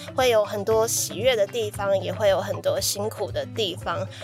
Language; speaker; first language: Chinese; native; Chinese